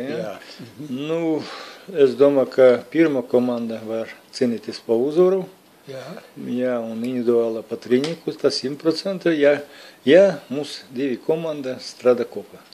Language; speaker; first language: Latvian; non-native, local second language; Russian